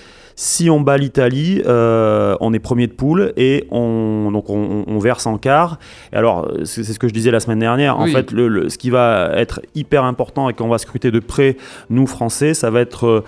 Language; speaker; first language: French; native; French